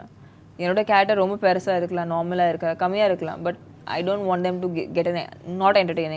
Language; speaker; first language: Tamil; non-native, fluent; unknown